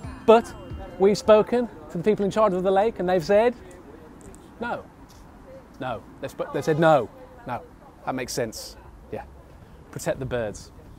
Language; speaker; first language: English; native; English